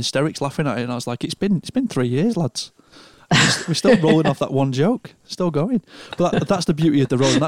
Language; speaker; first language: English; native; English